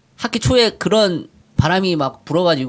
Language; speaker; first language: Korean; native; Korean